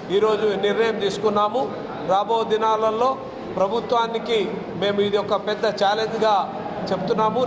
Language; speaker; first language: Telugu; non-native, local second language; Lambadi